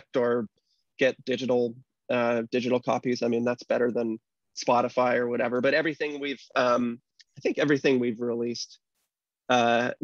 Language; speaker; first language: English; native; English